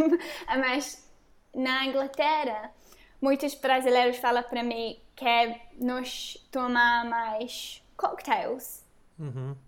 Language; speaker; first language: Portuguese; non-native, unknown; English